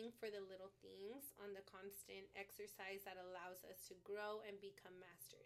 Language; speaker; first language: English; native; English